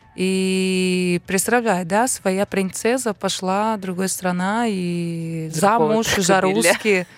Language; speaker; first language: Russian; non-native, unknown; Portuguese